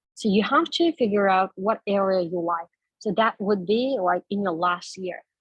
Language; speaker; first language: English; non-native, fluent; Kazakh